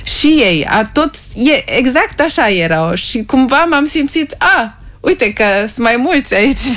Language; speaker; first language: Romanian; early bilingual, heritage; Romanian